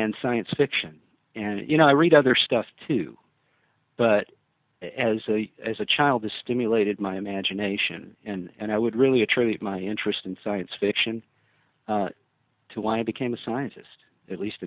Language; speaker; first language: English; native; English